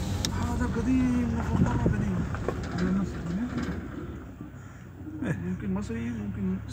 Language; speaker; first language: Arabic; non-native, learner; Urdu